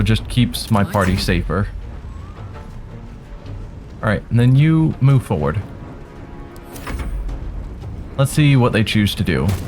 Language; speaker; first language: English; native; English